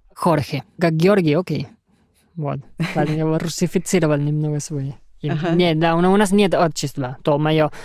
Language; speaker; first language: Russian; non-native, fluent; Spanish